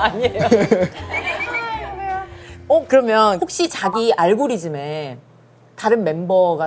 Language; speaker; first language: Korean; native; Korean